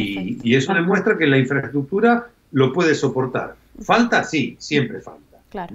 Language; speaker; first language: Spanish; native; Spanish